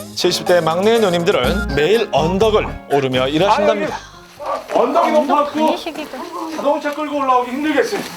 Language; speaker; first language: Korean; native; Korean